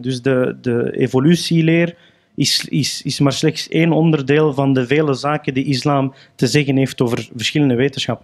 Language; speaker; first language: Dutch; early bilingual, other home language; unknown